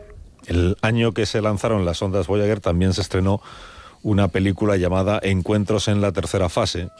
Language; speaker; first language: Spanish; native; Spanish